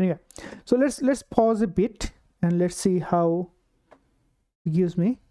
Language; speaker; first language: English; non-native, local second language; Bangla